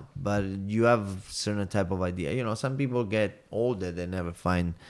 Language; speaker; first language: English; non-native, fluent; Italian